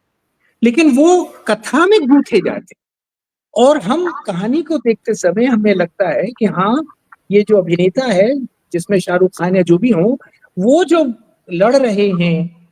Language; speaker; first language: Hindi; native; Hindi